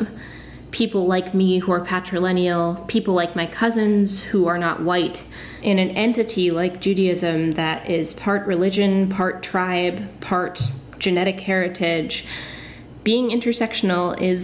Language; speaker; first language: English; native; English